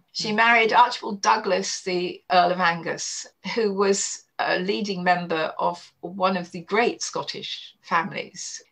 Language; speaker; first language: English; native; English